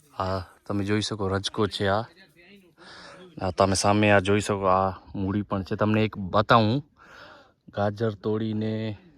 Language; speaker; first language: Gujarati; non-native, local second language; Kachhi